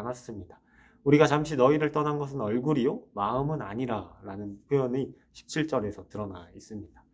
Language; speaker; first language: Korean; native; Korean